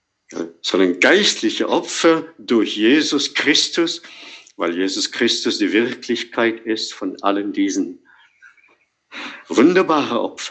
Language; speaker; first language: German; non-native, fluent; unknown